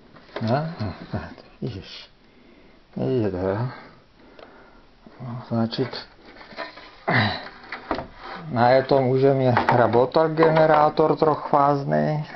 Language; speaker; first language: Russian; non-native, fluent; Czech